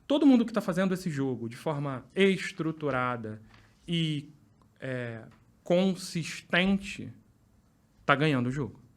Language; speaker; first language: Portuguese; native; Portuguese